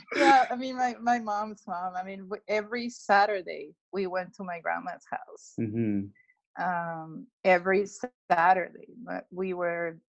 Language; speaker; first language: English; non-native, fluent; Spanish